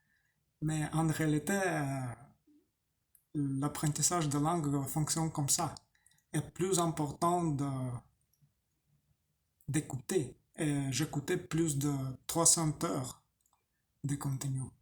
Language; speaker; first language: French; non-native, learner; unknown